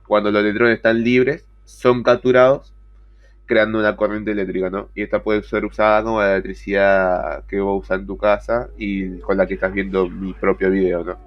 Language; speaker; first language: Spanish; native; Spanish